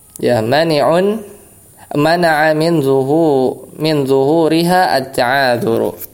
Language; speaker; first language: Arabic; non-native, fluent; Indonesian